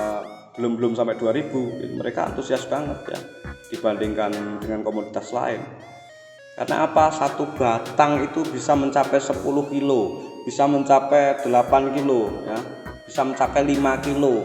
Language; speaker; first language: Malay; non-native, local second language; Javanese